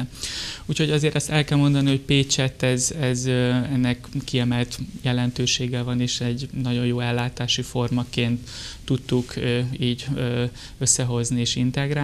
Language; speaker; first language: Hungarian; native; Hungarian